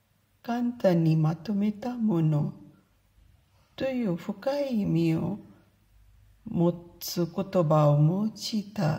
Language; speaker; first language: Japanese; non-native, fluent; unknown